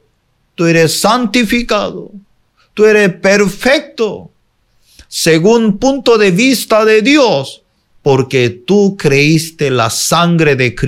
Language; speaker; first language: Spanish; non-native, fluent; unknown